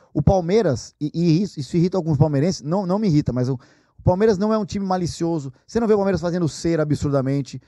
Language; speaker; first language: Portuguese; native; Portuguese